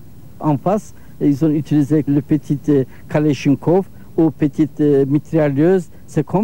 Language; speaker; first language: French; non-native, learner; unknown